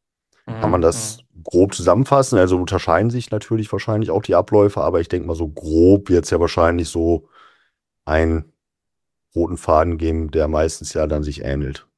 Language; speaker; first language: German; native; German